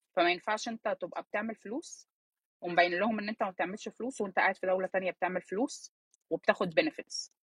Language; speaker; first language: Arabic; early bilingual, heritage; Arabic